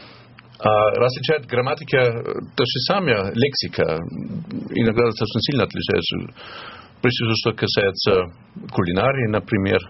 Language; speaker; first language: Russian; non-native, fluent; German